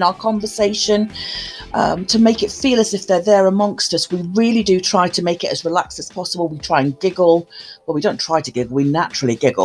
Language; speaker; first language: English; native; English